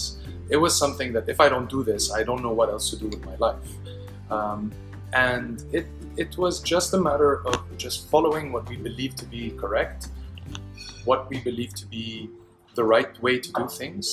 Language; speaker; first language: English; non-native, local second language; Arabic